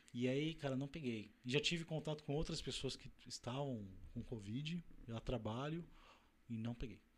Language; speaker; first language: Portuguese; native; Portuguese